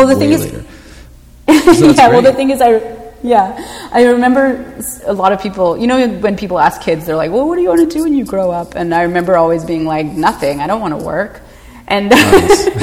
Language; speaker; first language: English; native; English